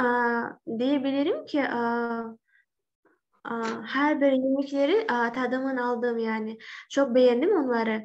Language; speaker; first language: Turkish; non-native, learner; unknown